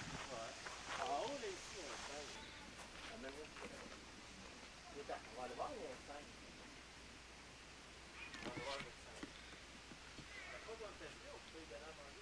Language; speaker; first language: French; native; French